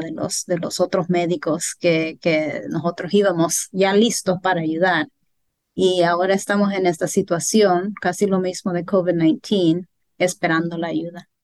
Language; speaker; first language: Spanish; early bilingual, heritage; Spanish